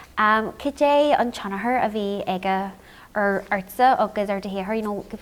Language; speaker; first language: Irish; non-native, local second language; English